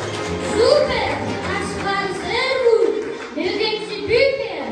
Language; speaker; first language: German; non-native, learner; Kyrgyz